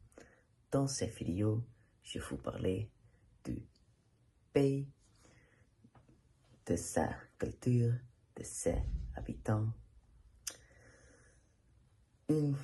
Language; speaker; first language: French; non-native, learner; Dutch